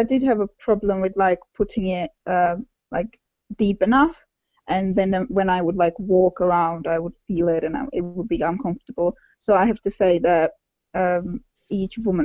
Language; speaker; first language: English; non-native, fluent; Czech